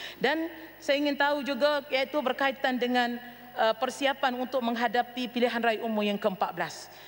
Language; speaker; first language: Malay; native; Malay